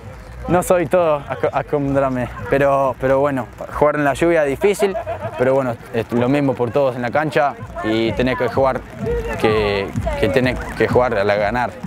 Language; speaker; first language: Spanish; non-native, learner; English